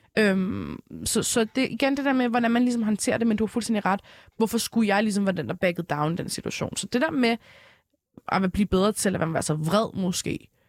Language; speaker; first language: Danish; early bilingual, other home language; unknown